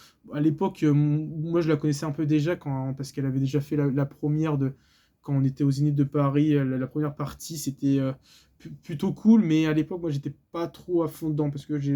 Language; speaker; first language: French; native; French